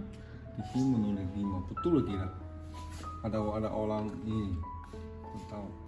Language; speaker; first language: Indonesian; non-native, learner; Chinese